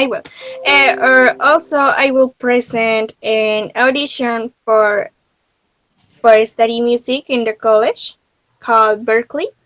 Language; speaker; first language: English; non-native, learner; Spanish